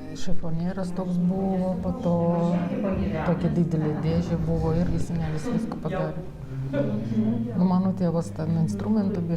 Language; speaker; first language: Lithuanian; non-native, local second language; Polish